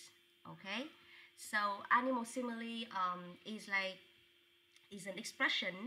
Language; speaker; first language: English; non-native, fluent; Vietnamese